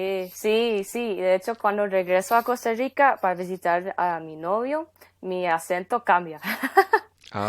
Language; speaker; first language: Spanish; non-native, fluent; English